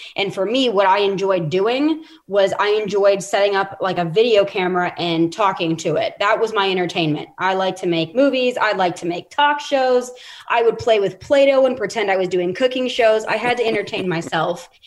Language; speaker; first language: English; native; English